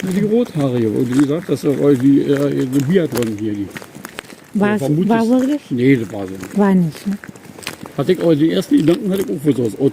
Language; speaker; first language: German; native; German